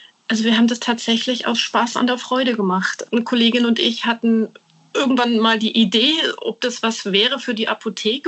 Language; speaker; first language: German; native; German